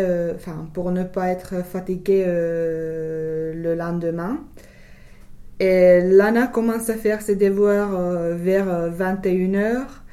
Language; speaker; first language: French; non-native, fluent; English